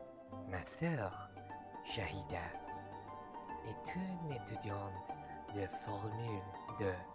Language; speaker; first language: French; non-native, learner; Malay